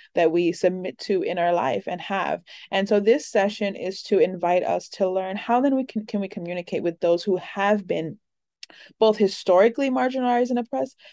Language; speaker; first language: English; early bilingual, other home language; Spanish